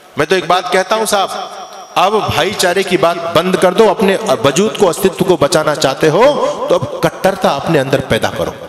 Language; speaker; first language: Hindi; native; Hindi